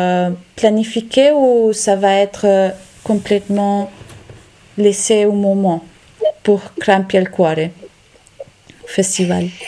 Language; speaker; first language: French; non-native, local second language; Italian